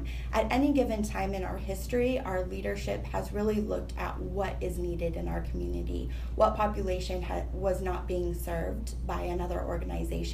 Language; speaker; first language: English; native; English